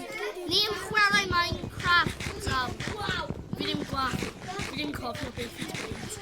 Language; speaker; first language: Welsh; non-native, local second language; English